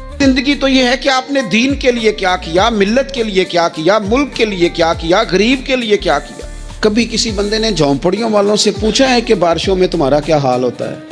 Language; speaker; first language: Urdu; non-native, local second language; Punjabi